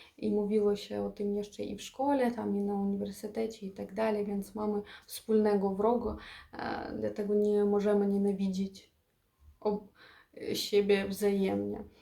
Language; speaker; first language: Polish; non-native, fluent; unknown